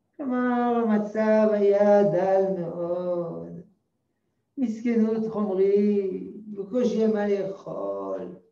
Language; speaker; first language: Hebrew; non-native, fluent; French